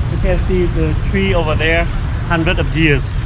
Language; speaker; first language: English; non-native, fluent; Vietnamese